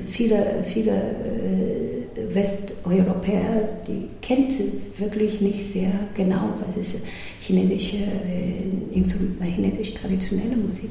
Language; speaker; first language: German; non-native, learner; Chinese